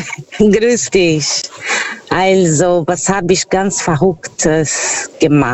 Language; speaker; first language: German; non-native, fluent; Portuguese